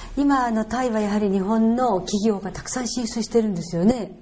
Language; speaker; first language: Japanese; native; Japanese